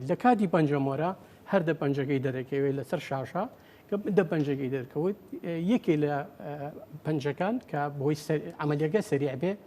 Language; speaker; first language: Central Kurdish; native; Central Kurdish